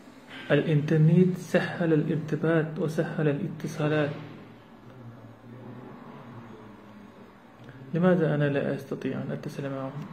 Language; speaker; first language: Arabic; non-native, learner; Uyghur